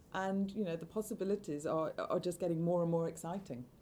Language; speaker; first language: English; native; English